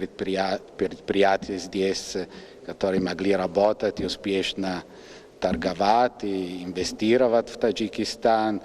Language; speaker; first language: Russian; non-native, fluent; Italian